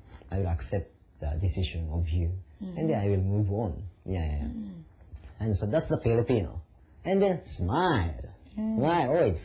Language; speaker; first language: English; non-native, learner; Japanese